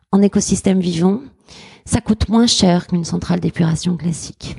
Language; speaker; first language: French; native; French